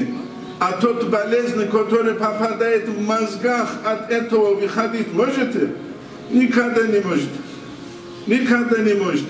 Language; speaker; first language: Russian; non-native, local second language; Avaric